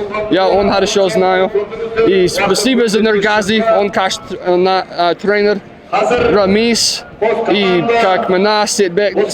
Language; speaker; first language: Russian; non-native, learner; English